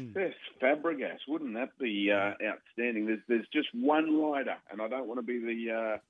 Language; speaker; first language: English; native; English